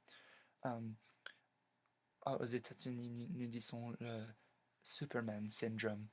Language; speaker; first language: French; non-native, learner; English